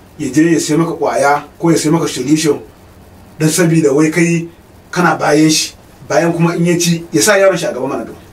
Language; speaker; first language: Hausa; non-native, local second language; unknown